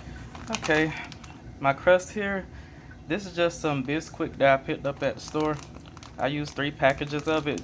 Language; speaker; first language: English; native; English